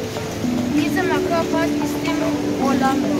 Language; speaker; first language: German; non-native, learner; Turkish